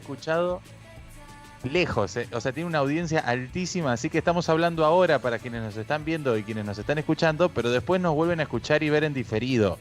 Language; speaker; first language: Spanish; native; Spanish